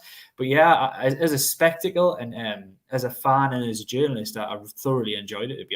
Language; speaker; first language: English; native; English